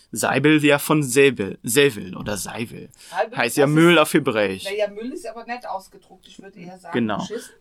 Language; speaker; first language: German; non-native, fluent; Hebrew